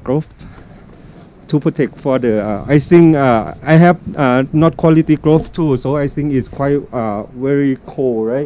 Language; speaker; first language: English; non-native, learner; Thai